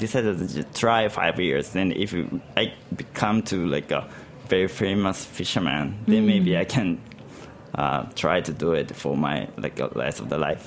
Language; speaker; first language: English; non-native, learner; Japanese